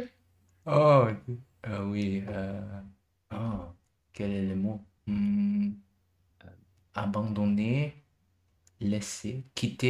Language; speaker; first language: French; non-native, learner; German